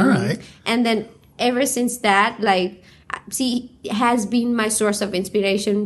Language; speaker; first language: English; non-native, local second language; Nepali